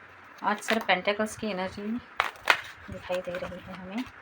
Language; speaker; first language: Hindi; native; Hindi